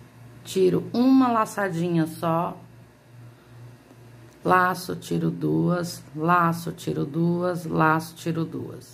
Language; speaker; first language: Portuguese; native; Portuguese